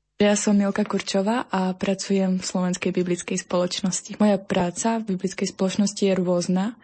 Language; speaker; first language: Slovak; native; Slovak